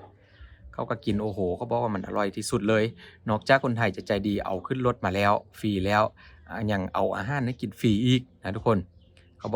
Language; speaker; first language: Thai; non-native, local second language; Northeastern Thai